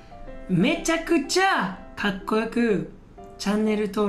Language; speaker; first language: Japanese; native; Japanese